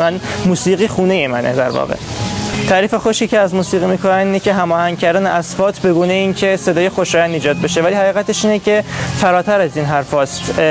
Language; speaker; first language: Persian; non-native, local second language; Azerbaijani